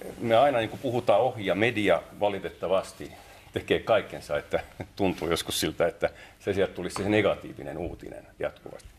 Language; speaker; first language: Finnish; non-native, local second language; Tatar